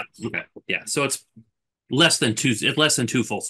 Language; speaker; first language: English; native; English